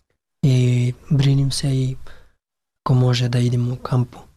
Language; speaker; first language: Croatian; non-native, learner; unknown